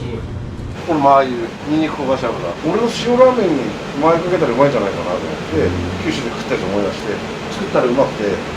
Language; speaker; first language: Japanese; native; Japanese